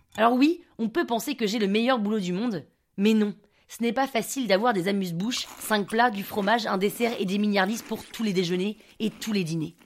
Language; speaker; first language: French; non-native, fluent; English